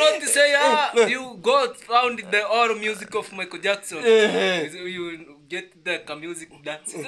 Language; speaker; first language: English; non-native, learner; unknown